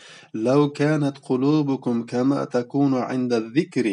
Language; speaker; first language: Arabic; non-native, fluent; Uzbek